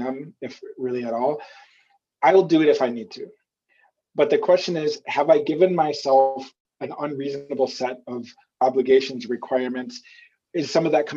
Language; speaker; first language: English; native; English